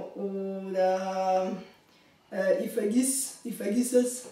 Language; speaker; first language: German; non-native, fluent; Bulgarian